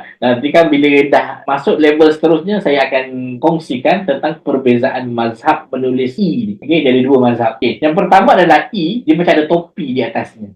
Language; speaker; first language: Malay; native; Malay